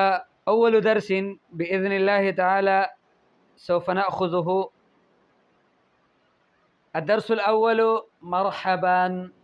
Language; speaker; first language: Arabic; non-native, fluent; Urdu